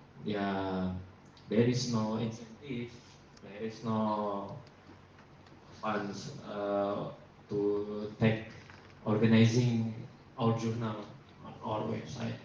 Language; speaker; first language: English; non-native, learner; Indonesian